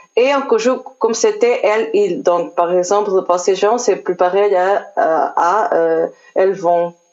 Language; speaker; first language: French; non-native, learner; Portuguese